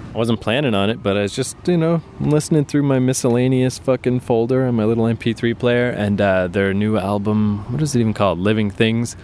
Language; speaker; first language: English; native; English